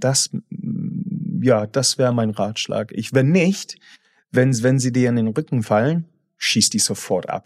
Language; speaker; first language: German; non-native, fluent; English